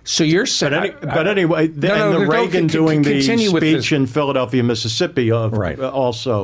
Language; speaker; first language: English; native; English